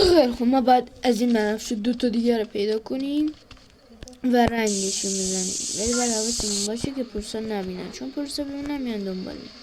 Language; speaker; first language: Persian; native; Persian